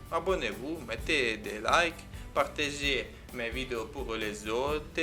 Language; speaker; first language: French; non-native, learner; Ukrainian